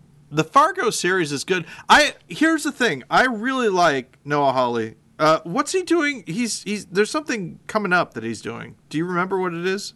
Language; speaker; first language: English; native; English